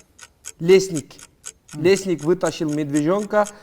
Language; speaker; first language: Russian; non-native, local second language; Kyrgyz